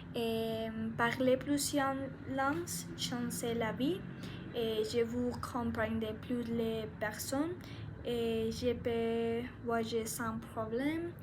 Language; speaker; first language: French; non-native, learner; Spanish